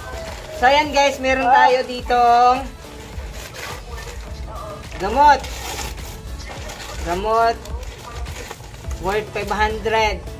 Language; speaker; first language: Filipino; native; Filipino